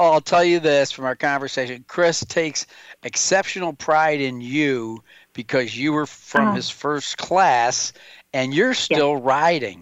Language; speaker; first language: English; native; English